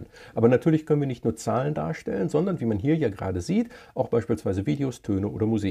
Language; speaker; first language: German; native; German